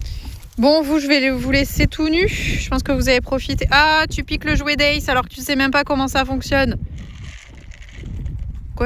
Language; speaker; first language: French; native; French